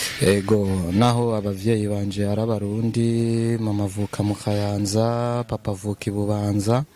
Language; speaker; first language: Rundi; early bilingual, heritage; Rundi